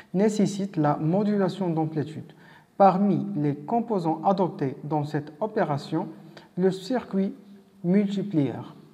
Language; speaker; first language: French; non-native, local second language; Arabic